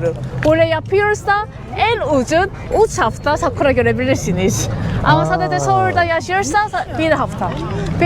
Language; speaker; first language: Turkish; non-native, learner; Korean